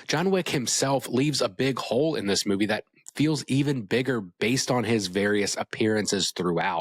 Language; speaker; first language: English; native; English